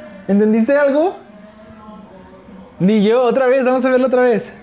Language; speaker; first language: Spanish; native; Spanish